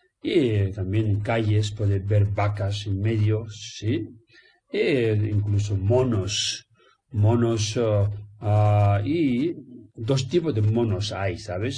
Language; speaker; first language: Spanish; non-native, learner; Tibetan